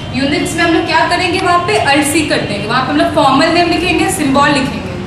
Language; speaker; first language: Hindi; native; Hindi